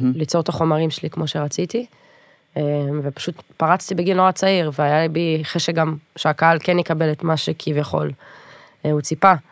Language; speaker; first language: Hebrew; native; Hebrew